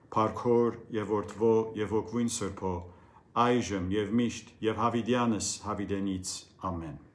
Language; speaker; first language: Armenian; early bilingual, heritage; Armenian